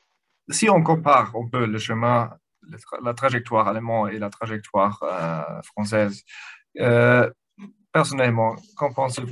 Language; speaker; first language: French; non-native, fluent; German